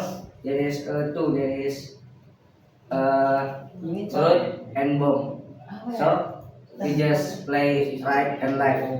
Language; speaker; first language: English; non-native, learner; Indonesian